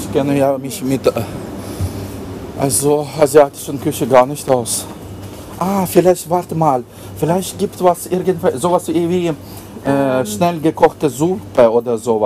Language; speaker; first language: German; non-native, learner; Ukrainian